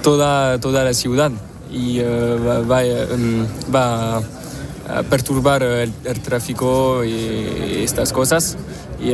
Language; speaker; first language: Spanish; non-native, learner; French